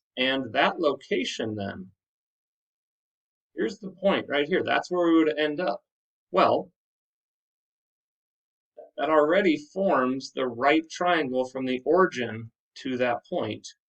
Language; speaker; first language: English; native; English